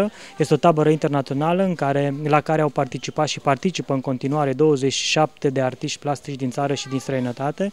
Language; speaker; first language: Romanian; native; Romanian